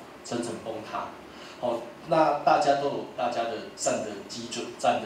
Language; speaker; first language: Chinese; native; Chinese